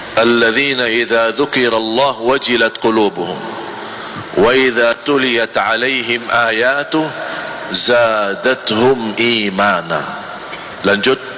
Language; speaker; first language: Malay; non-native, fluent; Arabic